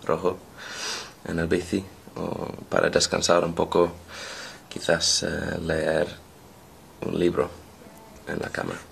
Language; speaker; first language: Spanish; non-native, learner; English